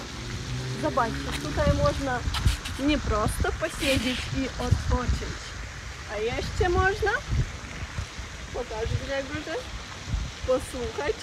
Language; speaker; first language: Polish; non-native, learner; Russian